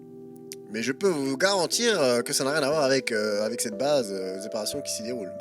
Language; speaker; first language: French; native; French